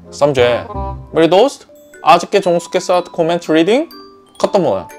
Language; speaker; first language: Hindi; non-native, learner; Korean